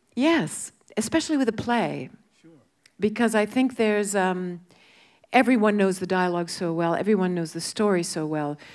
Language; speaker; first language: English; native; English